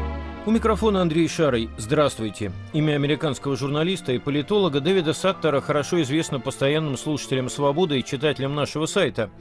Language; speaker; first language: Russian; native; Russian